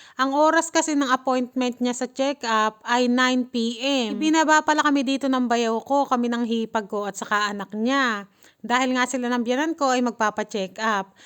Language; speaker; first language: Filipino; native; Filipino